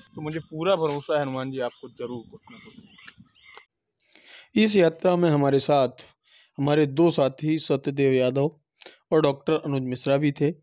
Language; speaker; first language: Hindi; native; Hindi